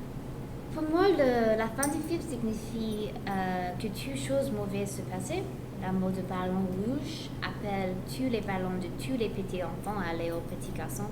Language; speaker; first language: French; non-native, learner; English